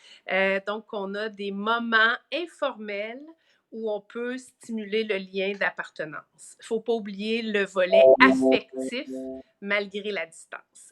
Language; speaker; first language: French; native; French